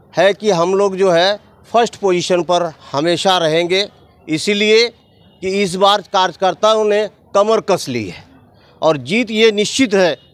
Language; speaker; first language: Hindi; native; Hindi